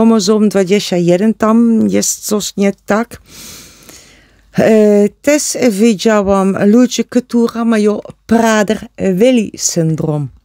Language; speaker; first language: Polish; non-native, learner; Dutch